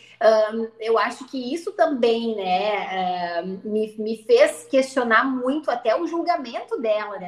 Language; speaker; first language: Portuguese; native; Portuguese